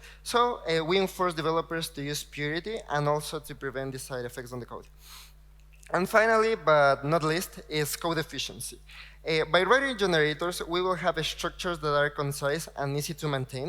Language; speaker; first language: English; non-native, fluent; Spanish